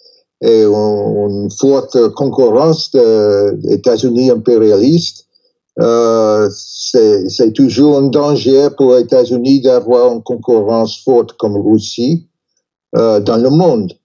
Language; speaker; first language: French; non-native, learner; English